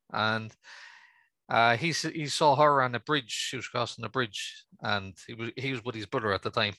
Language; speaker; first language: English; native; English